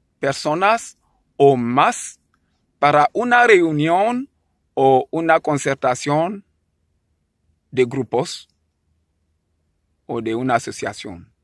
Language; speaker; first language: Spanish; non-native, learner; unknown